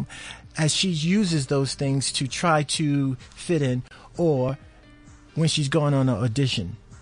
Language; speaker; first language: English; native; English